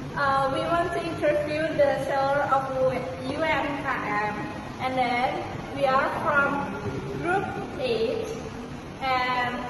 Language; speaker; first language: English; non-native, learner; Indonesian